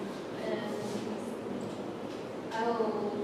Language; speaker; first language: English; non-native, learner; Chinese